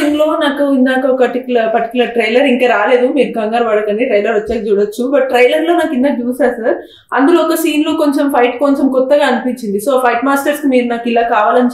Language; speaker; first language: Telugu; native; Telugu